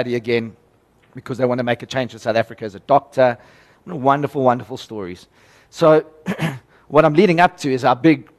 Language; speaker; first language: English; native; English